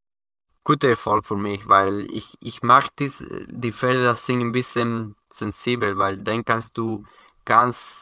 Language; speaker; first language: German; non-native, learner; Spanish